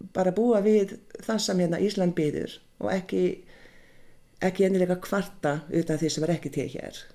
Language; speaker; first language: Icelandic; non-native, fluent; Hungarian